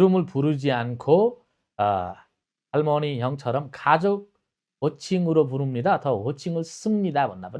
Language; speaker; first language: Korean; non-native, fluent; Nepali